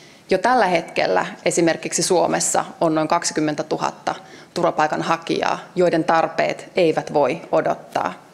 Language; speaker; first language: Finnish; native; Finnish